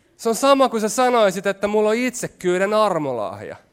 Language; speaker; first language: Finnish; native; Finnish